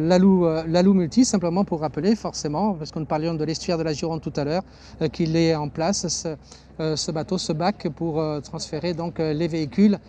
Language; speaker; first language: French; native; French